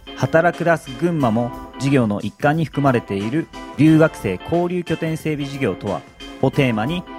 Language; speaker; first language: Japanese; native; Japanese